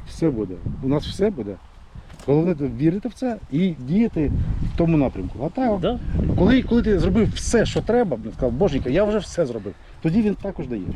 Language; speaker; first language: Ukrainian; non-native, local second language; Russian